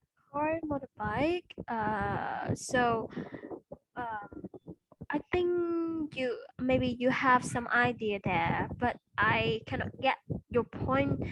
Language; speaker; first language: English; non-native, fluent; Vietnamese